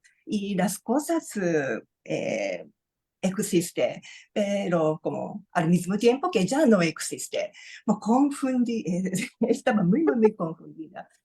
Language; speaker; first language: Spanish; non-native, learner; Japanese